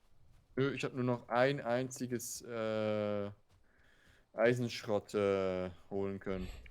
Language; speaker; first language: German; native; German